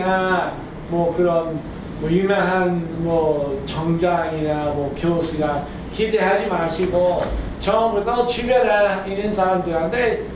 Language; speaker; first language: Korean; non-native, fluent; English